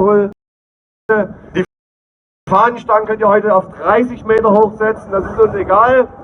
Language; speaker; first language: German; native; German